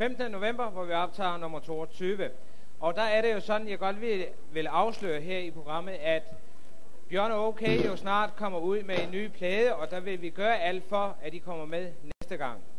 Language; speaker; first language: Danish; native; Danish